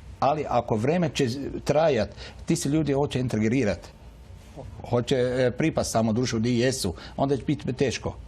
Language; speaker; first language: Bosnian; non-native, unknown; Arabic